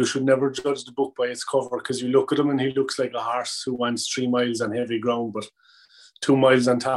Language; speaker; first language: English; native; English